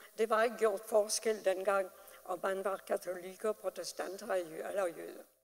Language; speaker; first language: Danish; non-native, fluent; French